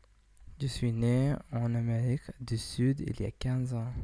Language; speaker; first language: French; non-native, learner; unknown